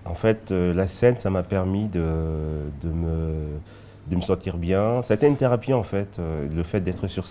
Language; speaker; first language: French; early bilingual, other home language; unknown